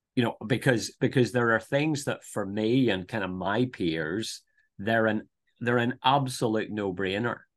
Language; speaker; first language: English; native; English